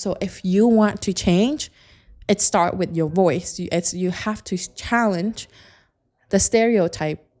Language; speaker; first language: English; non-native, fluent; Khmer